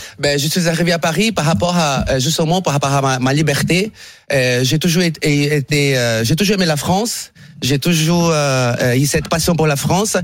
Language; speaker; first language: French; non-native, fluent; Portuguese